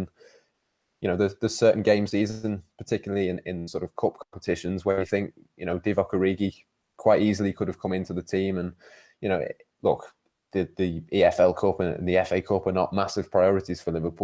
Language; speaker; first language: English; native; English